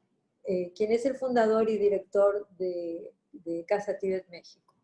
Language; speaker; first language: Spanish; native; Spanish